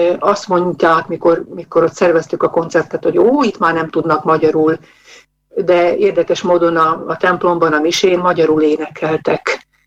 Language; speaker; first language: Hungarian; native; Hungarian